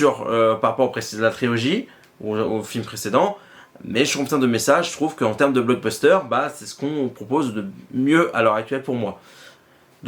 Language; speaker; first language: French; native; French